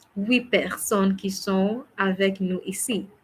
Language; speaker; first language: French; non-native, fluent; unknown